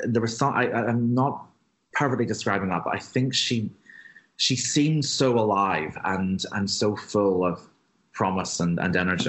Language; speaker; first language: English; native; English